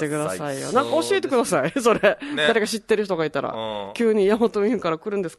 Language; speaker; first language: Japanese; native; Japanese